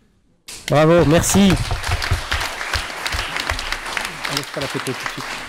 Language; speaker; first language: French; native; French